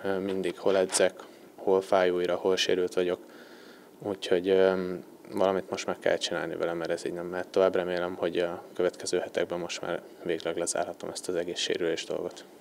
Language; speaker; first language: Hungarian; native; Hungarian